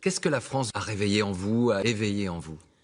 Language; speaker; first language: French; native; French